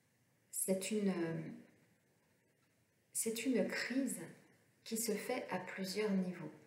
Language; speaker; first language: French; native; French